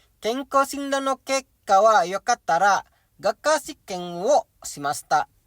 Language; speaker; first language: Japanese; non-native, learner; Indonesian